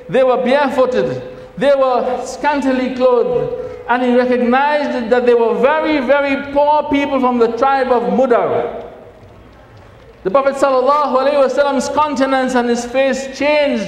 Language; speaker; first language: English; native; English